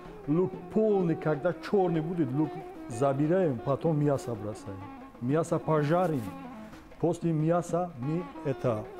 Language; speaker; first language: Russian; non-native, learner; Tajik